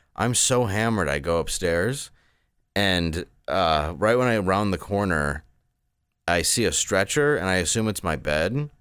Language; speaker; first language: English; native; English